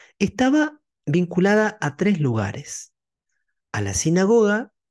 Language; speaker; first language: Spanish; native; Spanish